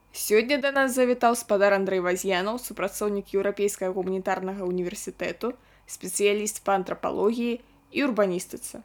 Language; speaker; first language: Belarusian; non-native, local second language; Russian